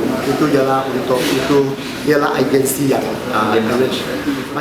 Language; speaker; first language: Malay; non-native, local second language; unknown